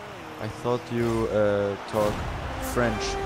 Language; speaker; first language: English; non-native, learner; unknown